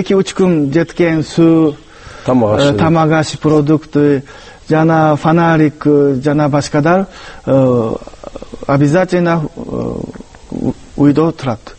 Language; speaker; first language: Kyrgyz; non-native, fluent; Japanese